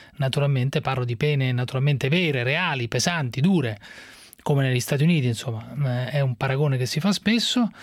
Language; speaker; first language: Italian; native; Italian